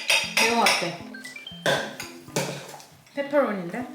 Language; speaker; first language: Korean; native; Korean